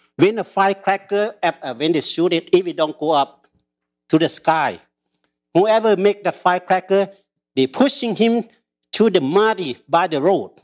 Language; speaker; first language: English; early bilingual, other home language; Lao